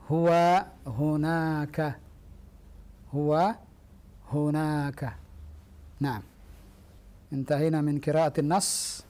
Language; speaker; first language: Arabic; non-native, fluent; Indonesian